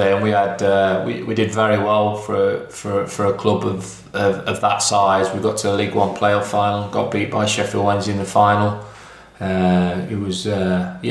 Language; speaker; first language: English; native; English